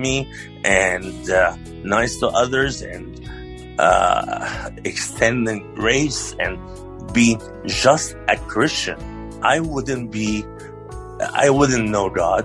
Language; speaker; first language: English; non-native, fluent; Arabic